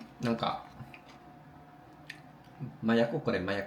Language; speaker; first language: Japanese; non-native, learner; Filipino